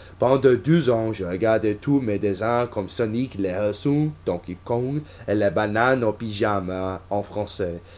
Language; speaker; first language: French; non-native, learner; English